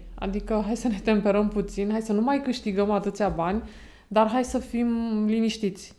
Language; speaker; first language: Romanian; native; Romanian